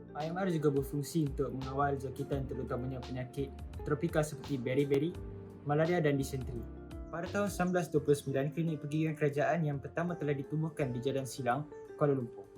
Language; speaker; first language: Malay; native; Malay